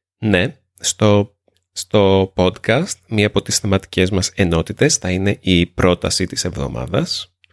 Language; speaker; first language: Greek; native; Greek